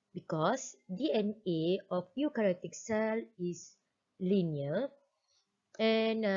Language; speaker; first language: English; non-native, local second language; Malay